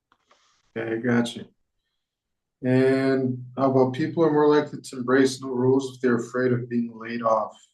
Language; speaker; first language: English; non-native, fluent; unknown